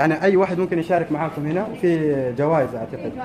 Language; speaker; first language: Arabic; native; Arabic